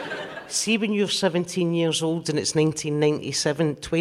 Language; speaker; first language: English; native; English